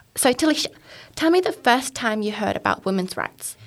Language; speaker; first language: English; native; English